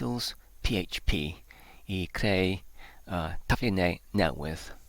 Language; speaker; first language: Welsh; non-native, learner; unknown